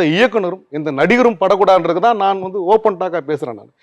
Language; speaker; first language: Tamil; native; Tamil